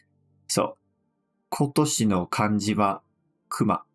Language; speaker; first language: Japanese; non-native, fluent; English